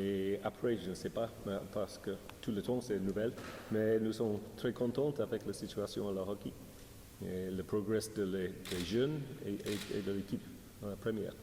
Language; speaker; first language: French; non-native, learner; English